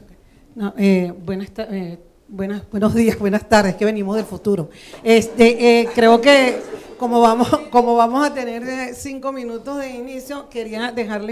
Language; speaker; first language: Spanish; native; Spanish